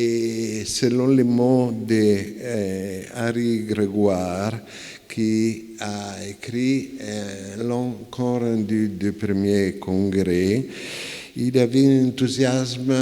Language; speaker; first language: French; non-native, fluent; Italian